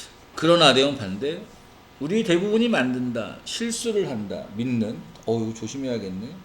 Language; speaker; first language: Korean; native; Korean